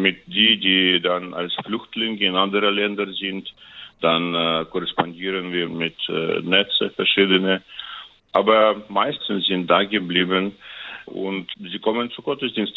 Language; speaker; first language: German; non-native, learner; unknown